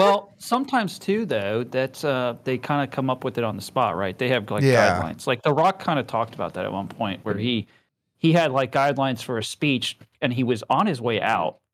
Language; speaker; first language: English; native; English